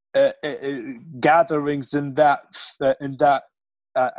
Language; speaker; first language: English; non-native, fluent; Arabic